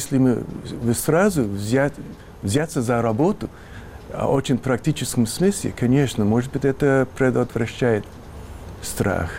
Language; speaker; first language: Russian; non-native, fluent; English